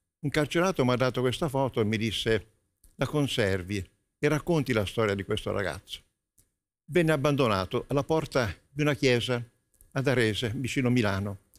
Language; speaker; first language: Italian; native; Italian